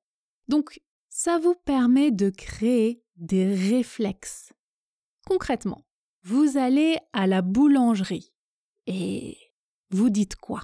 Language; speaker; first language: French; native; French